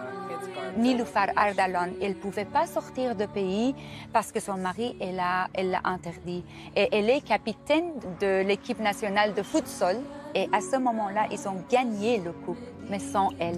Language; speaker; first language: French; non-native, fluent; Persian